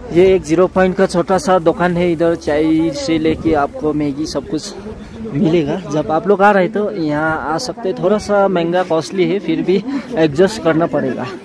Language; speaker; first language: Hindi; non-native, local second language; Nepali